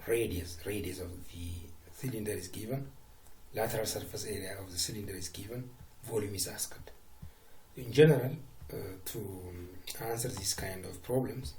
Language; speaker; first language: English; non-native, local second language; Amharic